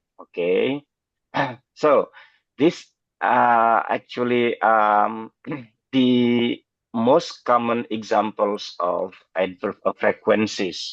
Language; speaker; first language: English; non-native, fluent; Indonesian